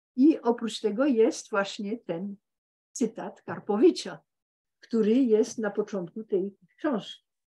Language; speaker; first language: Polish; early bilingual, heritage; Polish